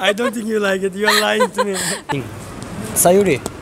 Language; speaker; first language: English; non-native, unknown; Turkish